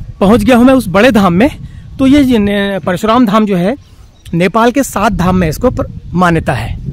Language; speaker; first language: Hindi; native; Hindi